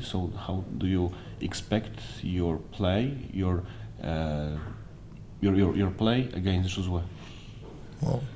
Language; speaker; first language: English; non-native, learner; Polish